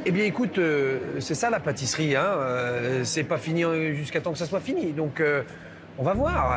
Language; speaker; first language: French; native; French